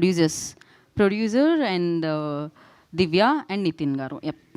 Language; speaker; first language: Telugu; native; Telugu